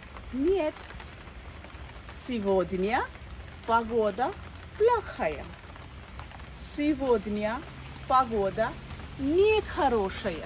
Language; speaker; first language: Russian; non-native, fluent; Bangla